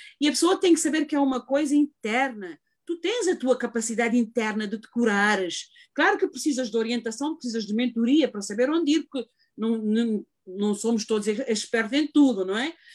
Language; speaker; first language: Portuguese; native; Portuguese